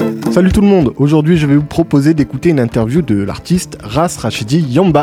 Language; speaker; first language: French; native; French